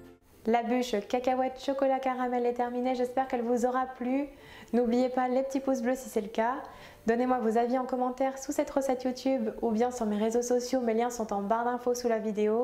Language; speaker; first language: French; native; French